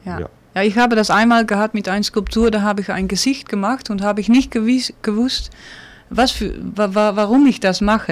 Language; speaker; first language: German; non-native, learner; Dutch